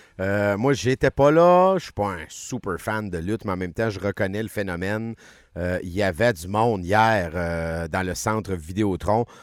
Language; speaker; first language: French; native; French